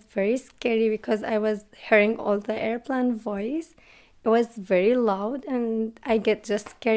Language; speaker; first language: English; non-native, learner; Arabic